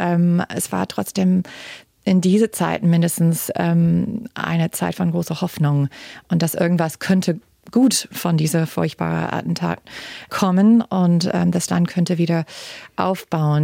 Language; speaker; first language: German; non-native, fluent; English